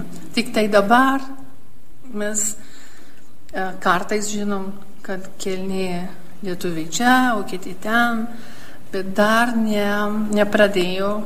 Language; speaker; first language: Lithuanian; early bilingual, heritage; Lithuanian